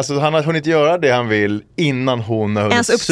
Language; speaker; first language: Swedish; native; Swedish